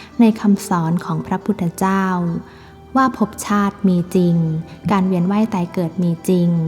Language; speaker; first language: Thai; native; Thai